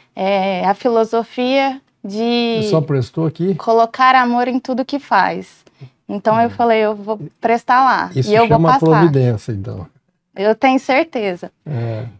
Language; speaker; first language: Portuguese; native; Portuguese